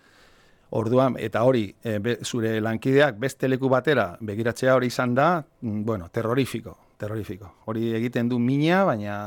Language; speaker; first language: Basque; non-native, local second language; Spanish